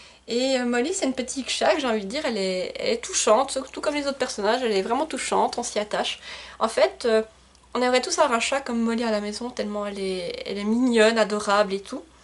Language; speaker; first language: French; native; French